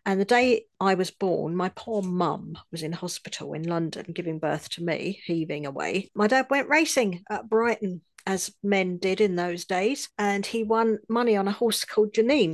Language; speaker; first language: English; native; English